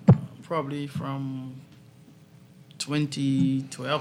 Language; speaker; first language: English; native; English